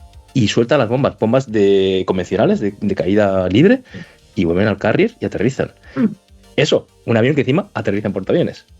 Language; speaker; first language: Spanish; native; Spanish